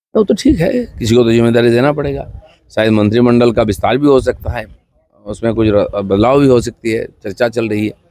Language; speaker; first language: Hindi; non-native, local second language; Bangla